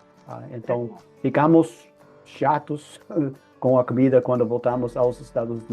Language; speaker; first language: Portuguese; non-native, fluent; English